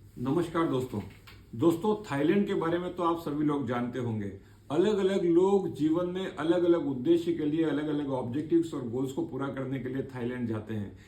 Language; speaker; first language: Hindi; native; Hindi